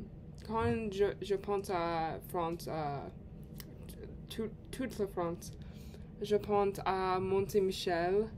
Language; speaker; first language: French; non-native, learner; English